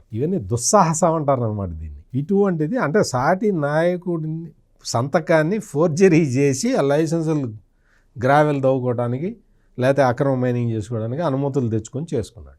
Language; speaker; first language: Telugu; native; Telugu